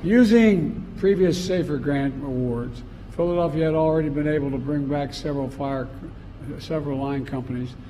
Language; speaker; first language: English; native; English